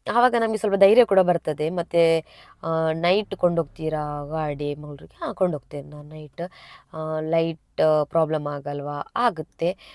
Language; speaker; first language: Kannada; non-native, local second language; Tulu